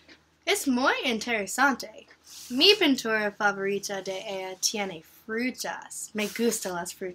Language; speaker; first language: Spanish; non-native, learner; English